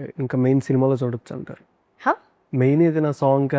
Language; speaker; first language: Telugu; native; Telugu